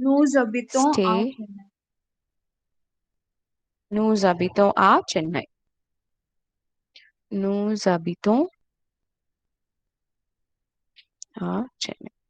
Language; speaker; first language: French; non-native, learner; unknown